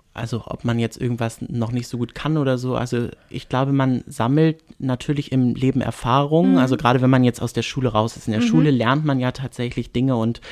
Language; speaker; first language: German; native; German